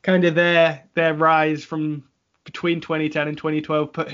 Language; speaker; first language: English; native; English